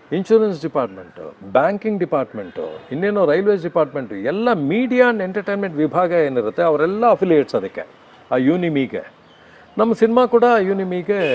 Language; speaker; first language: Kannada; native; Kannada